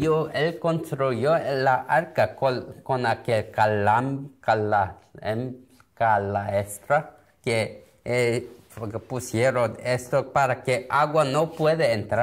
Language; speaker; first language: Spanish; non-native, learner; Korean